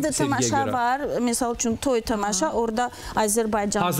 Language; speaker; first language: Azerbaijani; non-native, learner; Russian